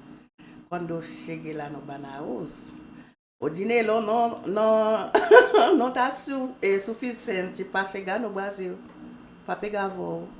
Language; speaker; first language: Portuguese; non-native, learner; Haitian Creole